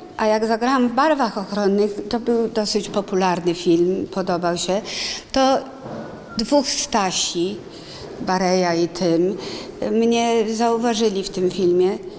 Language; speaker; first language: Polish; early bilingual, heritage; Polish